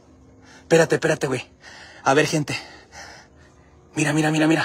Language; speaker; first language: Spanish; native; Spanish